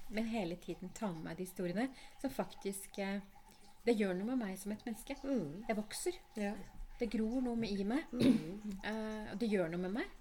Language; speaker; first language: Norwegian; early bilingual, other home language; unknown